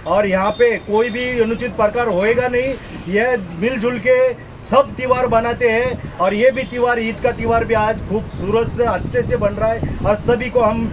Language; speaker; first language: Hindi; non-native, local second language; Marathi